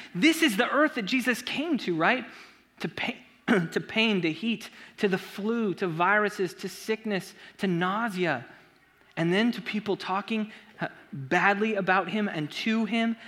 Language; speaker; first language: English; native; English